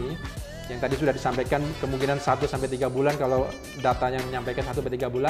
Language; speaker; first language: Indonesian; native; Indonesian